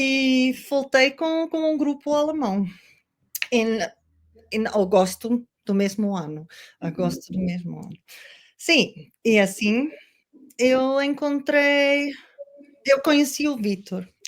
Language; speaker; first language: Portuguese; non-native, learner; Dutch